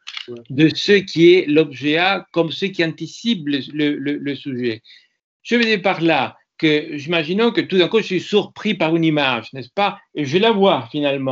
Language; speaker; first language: French; non-native, fluent; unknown